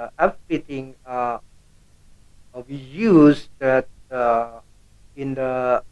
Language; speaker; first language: English; non-native, learner; Indonesian